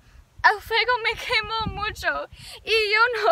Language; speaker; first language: Spanish; non-native, learner; English